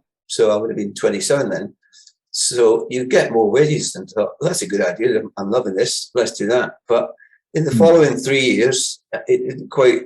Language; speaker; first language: English; native; English